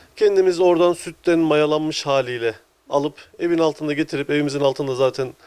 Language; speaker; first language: Turkish; native; Turkish